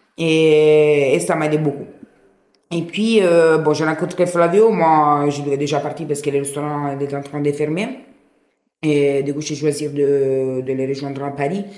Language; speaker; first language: French; non-native, fluent; Italian